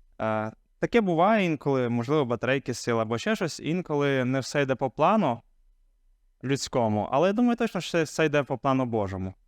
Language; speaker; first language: Ukrainian; non-native, local second language; Hungarian